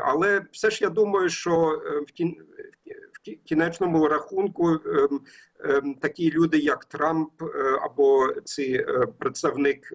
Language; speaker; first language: Ukrainian; non-native, learner; German